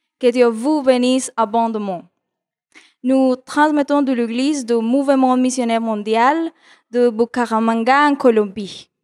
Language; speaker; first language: French; non-native, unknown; Spanish